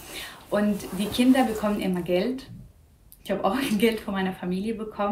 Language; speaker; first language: German; early bilingual, other home language; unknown